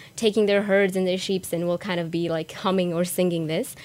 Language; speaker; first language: English; early bilingual, other home language; Persian